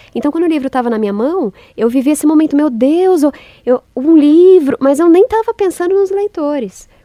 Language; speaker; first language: Portuguese; native; Portuguese